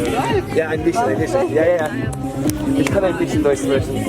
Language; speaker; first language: German; non-native, learner; English